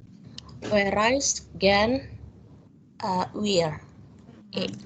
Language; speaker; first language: German; non-native, learner; Indonesian